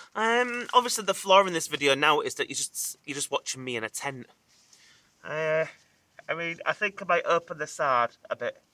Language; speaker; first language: English; native; English